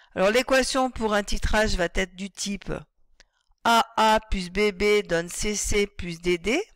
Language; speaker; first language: French; native; French